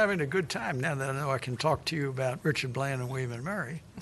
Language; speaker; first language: English; native; English